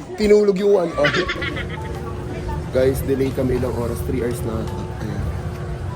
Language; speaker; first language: Filipino; native; Filipino